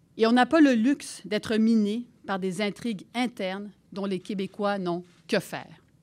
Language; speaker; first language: French; native; French